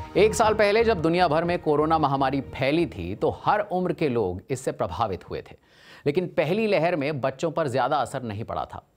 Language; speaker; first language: Hindi; native; Hindi